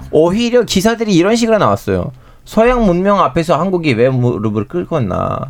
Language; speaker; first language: Korean; non-native, fluent; Turkish